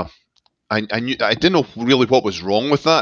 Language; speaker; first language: English; native; English